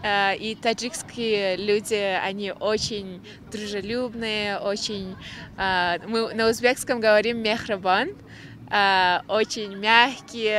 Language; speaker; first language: Russian; non-native, local second language; Uzbek